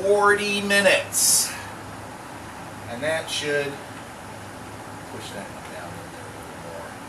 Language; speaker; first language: English; native; English